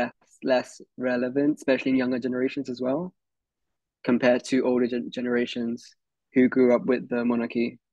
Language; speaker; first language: English; early bilingual, other home language; Hindi